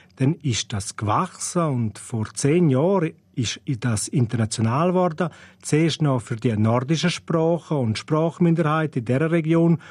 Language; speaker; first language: German; non-native, local second language; Romansh